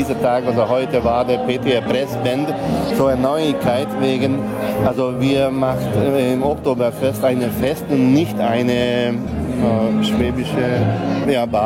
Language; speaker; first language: German; non-native, local second language; Hungarian